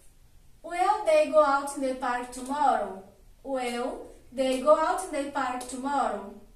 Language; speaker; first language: English; non-native, learner; Portuguese